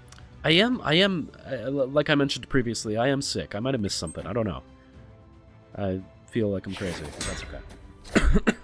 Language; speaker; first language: English; native; English